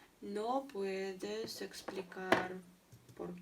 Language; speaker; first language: Spanish; non-native, learner; Russian